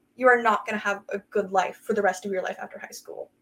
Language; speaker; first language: English; native; English